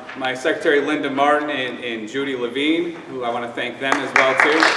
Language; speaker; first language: English; native; English